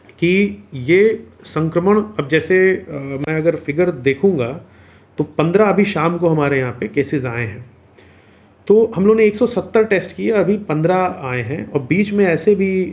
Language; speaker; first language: Hindi; native; Hindi